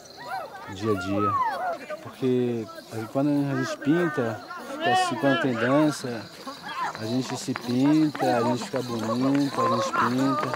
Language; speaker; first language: Portuguese; non-native, local second language; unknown